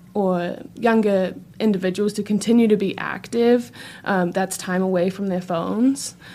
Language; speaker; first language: English; native; English